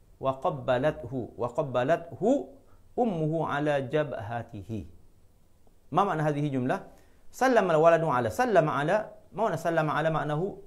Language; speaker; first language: Arabic; non-native, fluent; Malay